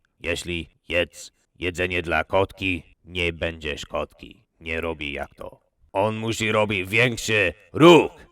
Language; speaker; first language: Polish; non-native, learner; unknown